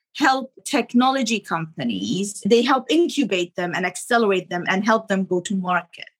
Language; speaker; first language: English; non-native, fluent; Arabic